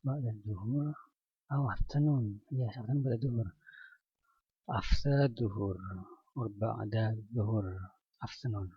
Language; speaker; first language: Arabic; non-native, learner; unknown